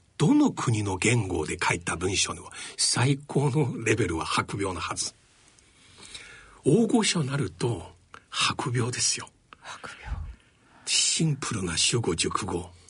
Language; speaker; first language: Japanese; non-native, fluent; Chinese